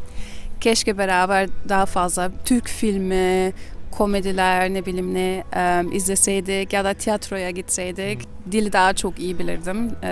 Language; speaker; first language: Turkish; early bilingual, heritage; German